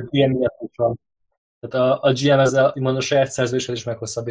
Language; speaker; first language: Hungarian; native; Hungarian